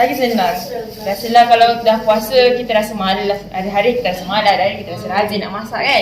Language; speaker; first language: Malay; native; Malay